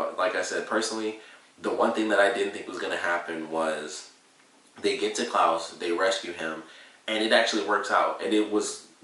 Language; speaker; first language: English; native; English